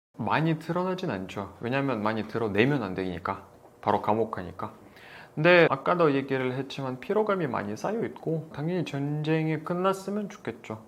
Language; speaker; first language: Korean; non-native, fluent; Russian